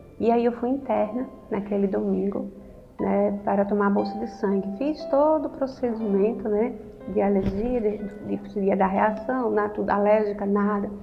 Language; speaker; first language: Portuguese; native; Portuguese